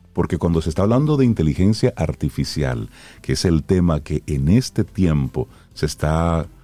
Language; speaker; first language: Spanish; native; Spanish